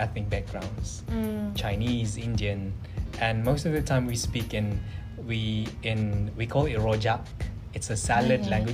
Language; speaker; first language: English; non-native, local second language; Malay